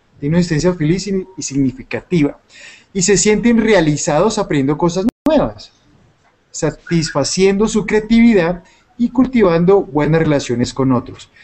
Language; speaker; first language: Spanish; native; Spanish